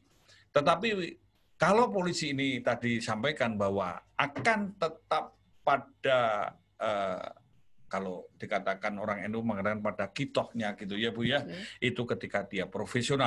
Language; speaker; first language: Indonesian; native; Indonesian